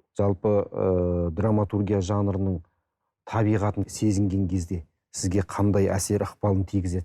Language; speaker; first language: Kazakh; native; Kazakh